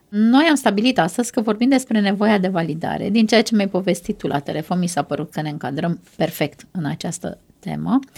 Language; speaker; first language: Romanian; native; Romanian